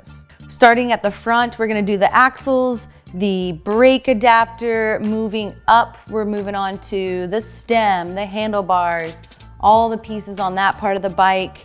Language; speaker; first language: English; native; English